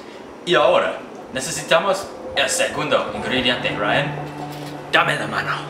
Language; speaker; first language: Spanish; non-native, learner; English